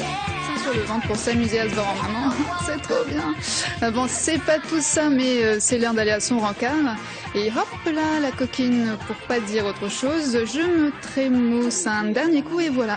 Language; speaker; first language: French; native; French